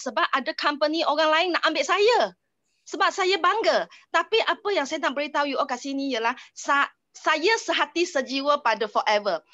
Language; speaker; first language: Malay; non-native, local second language; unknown